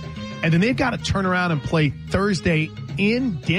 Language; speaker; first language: English; native; English